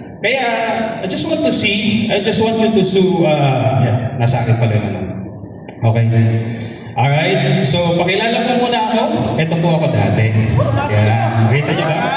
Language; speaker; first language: Filipino; non-native, local second language; Bikol